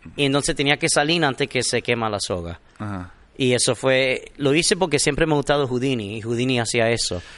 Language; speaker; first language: Spanish; early bilingual, heritage; Spanish